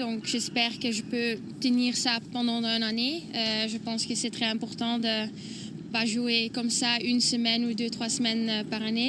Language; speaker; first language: French; non-native, local second language; Dutch